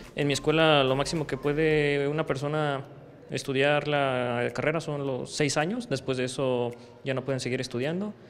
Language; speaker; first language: Spanish; native; Spanish